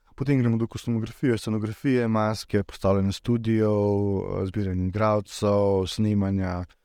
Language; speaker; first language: Slovenian; native; Slovenian